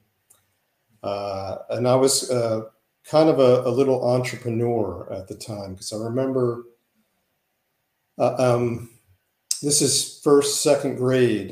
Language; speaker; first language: English; native; English